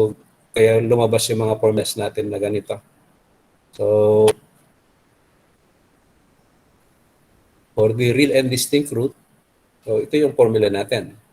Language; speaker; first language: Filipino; native; Filipino